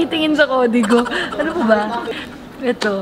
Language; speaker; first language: Filipino; native; Filipino